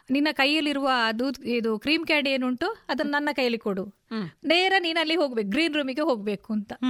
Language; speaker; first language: Kannada; native; Kannada